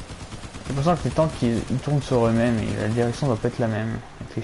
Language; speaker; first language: French; native; French